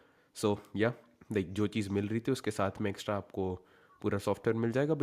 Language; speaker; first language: Hindi; native; Hindi